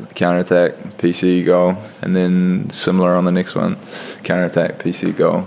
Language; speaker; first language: English; native; English